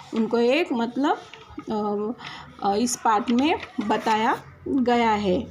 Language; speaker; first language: Hindi; non-native, local second language; Marathi